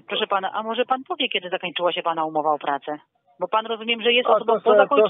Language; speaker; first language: Polish; native; Polish